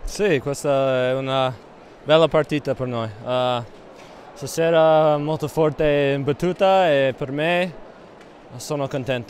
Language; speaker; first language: Italian; non-native, learner; English